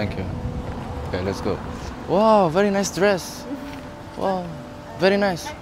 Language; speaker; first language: English; non-native, learner; Arabic